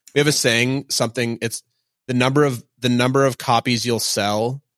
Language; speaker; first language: English; native; English